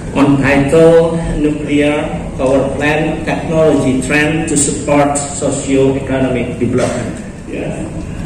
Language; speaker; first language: English; non-native, learner; Indonesian